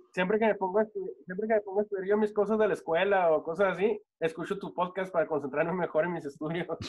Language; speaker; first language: Spanish; native; Spanish